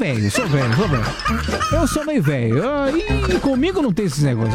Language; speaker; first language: Portuguese; native; Portuguese